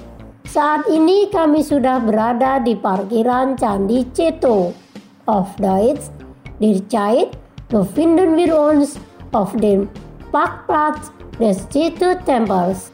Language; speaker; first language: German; non-native, fluent; Indonesian